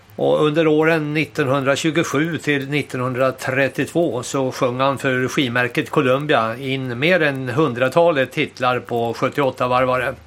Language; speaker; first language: Swedish; native; Swedish